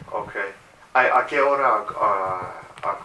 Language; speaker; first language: Spanish; non-native, learner; English